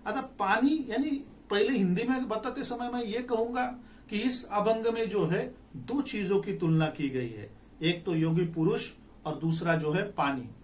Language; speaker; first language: Hindi; non-native, local second language; Marathi